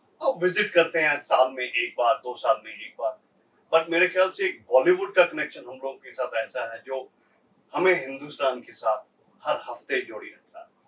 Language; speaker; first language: Hindi; native; Hindi